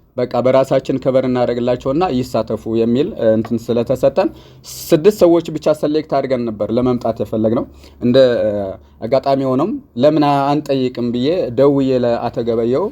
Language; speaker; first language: Amharic; non-native, local second language; Tigrinya